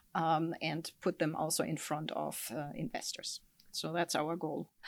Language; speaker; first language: English; non-native, fluent; German